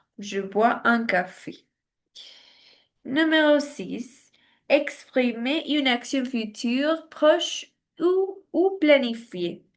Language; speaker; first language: French; non-native, learner; Spanish